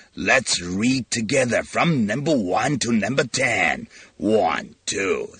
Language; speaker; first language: English; non-native, fluent; Chinese